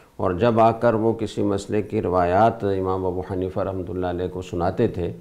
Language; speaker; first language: Urdu; native; Urdu